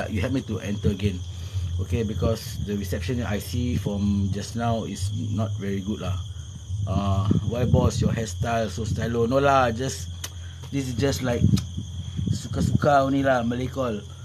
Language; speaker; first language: English; non-native, local second language; Malay